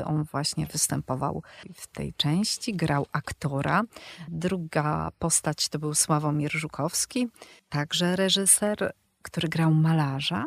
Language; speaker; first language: Polish; native; Polish